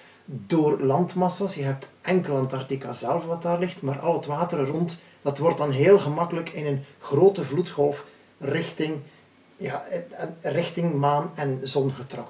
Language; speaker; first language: Dutch; native; Dutch